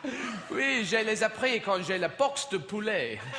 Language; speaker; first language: French; non-native, learner; English